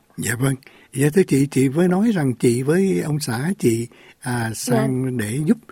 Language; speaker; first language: Vietnamese; native; Vietnamese